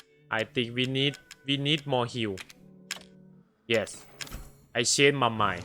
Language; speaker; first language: English; non-native, learner; Thai